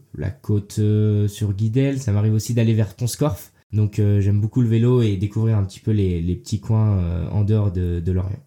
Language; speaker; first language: French; early bilingual, heritage; French